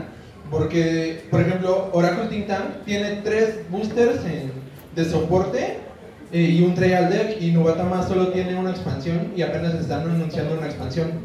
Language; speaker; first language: Spanish; native; Spanish